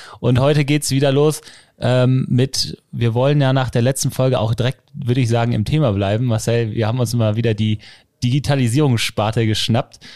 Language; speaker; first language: German; native; German